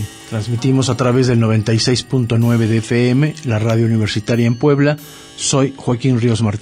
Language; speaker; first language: Spanish; native; Spanish